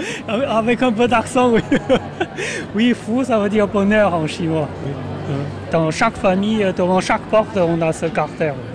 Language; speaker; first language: French; non-native, fluent; Chinese